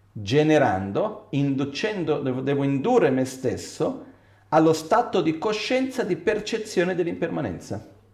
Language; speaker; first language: Italian; non-native, fluent; Portuguese